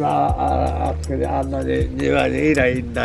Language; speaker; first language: Japanese; native; Japanese